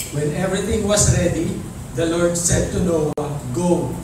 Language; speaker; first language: English; non-native, local second language; Filipino